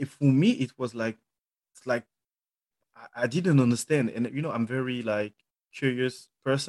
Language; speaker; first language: English; non-native, fluent; French